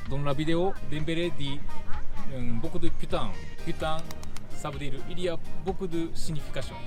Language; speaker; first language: French; non-native, learner; Japanese